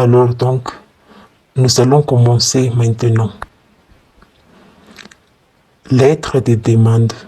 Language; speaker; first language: French; non-native, fluent; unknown